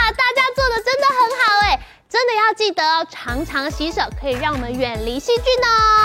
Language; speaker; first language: Chinese; native; Chinese